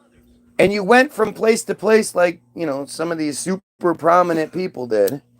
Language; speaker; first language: English; native; English